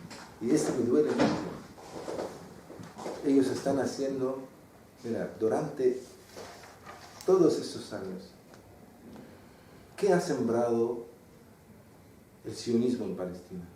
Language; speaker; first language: Spanish; non-native, fluent; Arabic